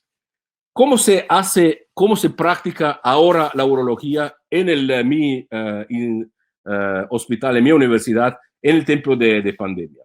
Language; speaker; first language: Spanish; non-native, fluent; Italian